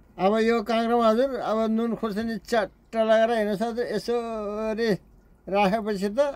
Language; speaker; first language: Nepali; non-native, local second language; Gurung